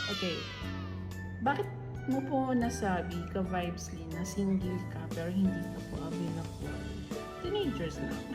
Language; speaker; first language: Filipino; non-native, local second language; Cebuano